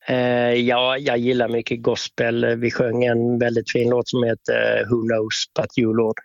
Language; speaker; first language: Swedish; native; Swedish